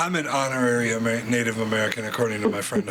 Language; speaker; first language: English; native; English